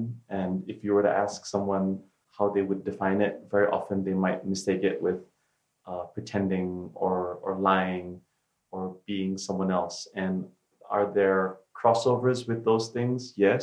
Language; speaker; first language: English; native; English